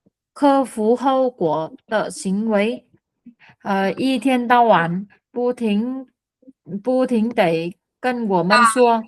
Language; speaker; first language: Chinese; non-native, learner; Vietnamese